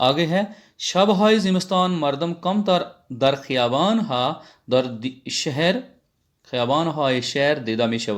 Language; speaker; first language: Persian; non-native, fluent; Urdu